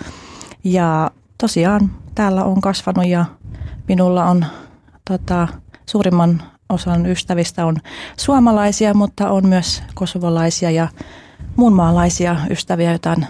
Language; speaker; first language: Finnish; early bilingual, other home language; Albanian